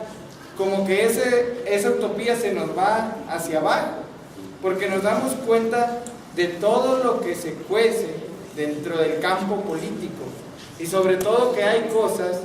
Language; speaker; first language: Spanish; native; Spanish